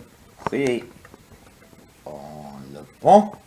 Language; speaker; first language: French; non-native, learner; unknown